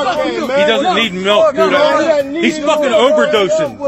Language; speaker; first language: English; native; English